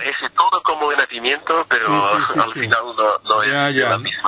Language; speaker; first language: Spanish; non-native, fluent; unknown